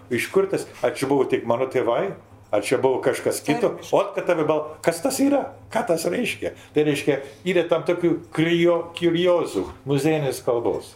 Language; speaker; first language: Lithuanian; early bilingual, heritage; Lithuanian